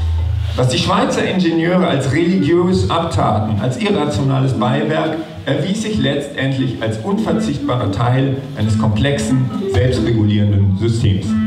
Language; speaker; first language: German; native; German